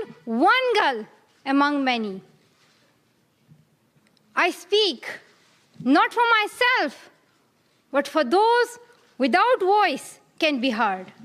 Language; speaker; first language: English; non-native, local second language; Pashto